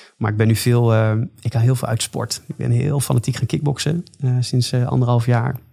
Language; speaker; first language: Dutch; native; Dutch